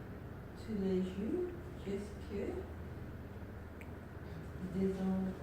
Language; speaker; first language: French; non-native, learner; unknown